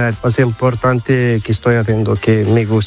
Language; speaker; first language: Spanish; non-native, learner; Arabic